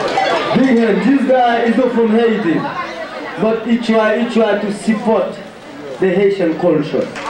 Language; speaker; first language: English; non-native, learner; Haitian Creole